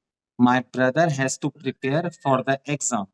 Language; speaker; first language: English; non-native, fluent; Hindi